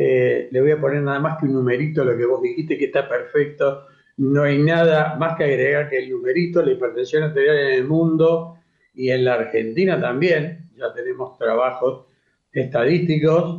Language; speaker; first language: Spanish; native; Spanish